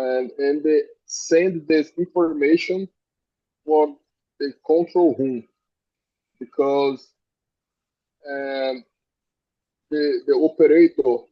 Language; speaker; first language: English; non-native, learner; Portuguese